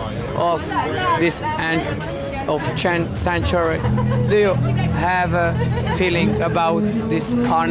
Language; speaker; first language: English; non-native, learner; Hungarian